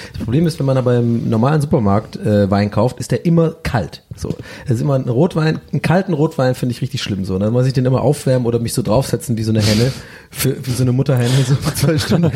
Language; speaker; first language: German; native; German